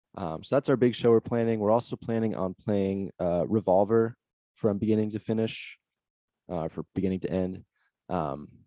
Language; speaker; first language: English; native; English